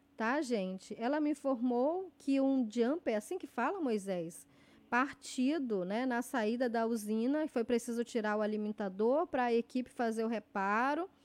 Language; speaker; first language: Portuguese; native; Portuguese